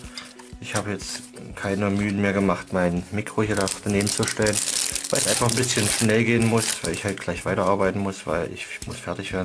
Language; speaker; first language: German; native; German